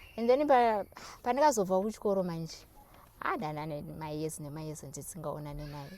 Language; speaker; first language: Shona; non-native, local second language; North Ndebele